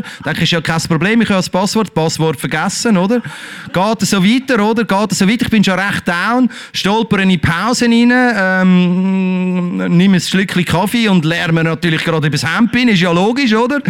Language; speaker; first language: German; native; German